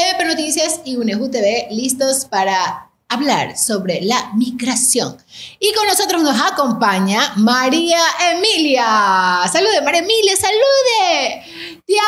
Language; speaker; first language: Spanish; native; Spanish